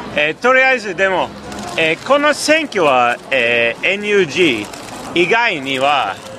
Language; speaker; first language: Japanese; non-native, fluent; Persian